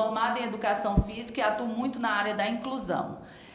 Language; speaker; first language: Portuguese; native; Portuguese